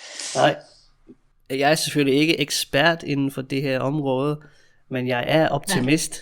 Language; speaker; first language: Danish; non-native, fluent; English